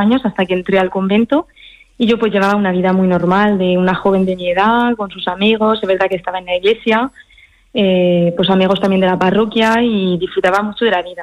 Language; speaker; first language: Spanish; early bilingual, heritage; French